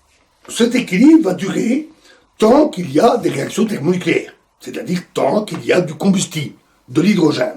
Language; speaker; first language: French; native; French